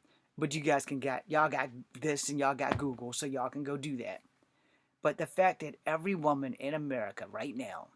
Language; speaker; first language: English; native; English